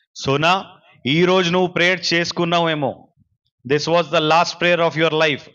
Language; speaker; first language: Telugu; non-native, local second language; Urdu